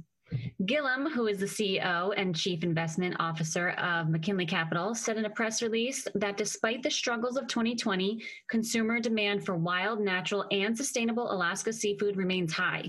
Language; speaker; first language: English; native; English